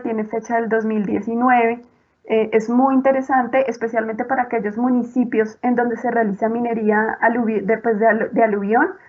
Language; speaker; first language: Spanish; native; Spanish